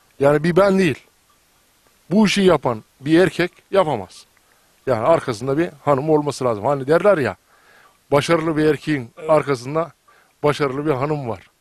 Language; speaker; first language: Turkish; native; Turkish